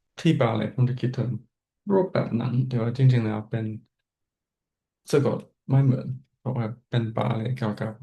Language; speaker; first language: Thai; non-native, fluent; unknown